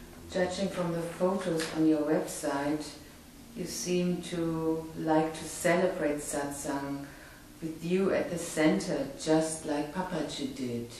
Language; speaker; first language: English; non-native, fluent; German